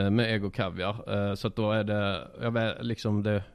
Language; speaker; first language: Swedish; native; Swedish